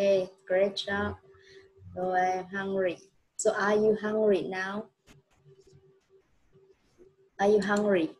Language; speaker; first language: English; non-native, fluent; Vietnamese